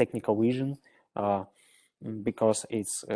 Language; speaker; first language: English; non-native, learner; Russian